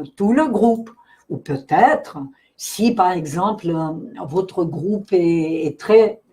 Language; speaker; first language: French; non-native, fluent; Russian